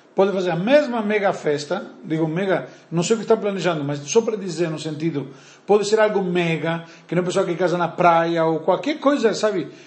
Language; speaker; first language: Portuguese; native; Portuguese